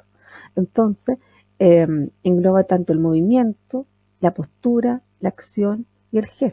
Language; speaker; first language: Spanish; native; Spanish